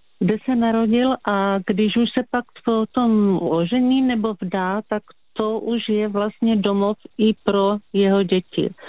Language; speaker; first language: Czech; native; Czech